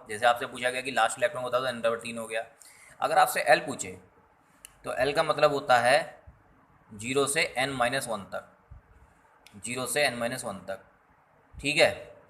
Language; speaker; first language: Hindi; native; Hindi